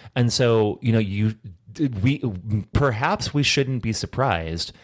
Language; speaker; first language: English; native; English